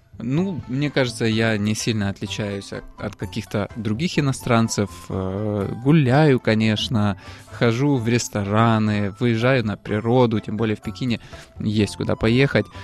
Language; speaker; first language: Russian; native; Russian